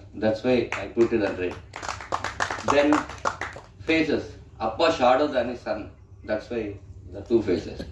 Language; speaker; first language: Tamil; non-native, learner; Telugu